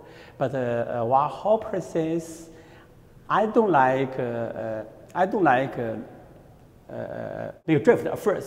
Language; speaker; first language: English; non-native, learner; Chinese